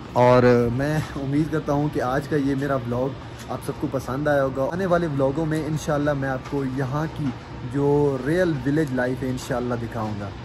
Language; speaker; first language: Urdu; non-native, local second language; Punjabi